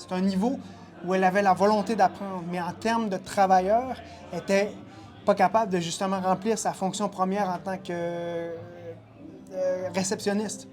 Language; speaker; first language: French; native; French